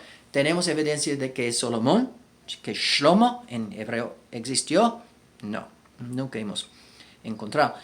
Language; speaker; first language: Spanish; non-native, fluent; English